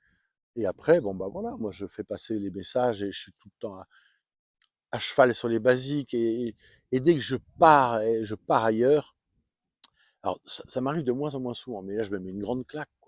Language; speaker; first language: French; native; French